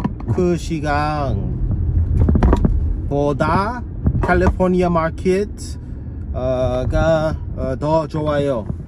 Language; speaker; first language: Korean; non-native, learner; English